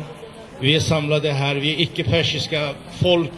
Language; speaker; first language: Swedish; non-native, fluent; Azerbaijani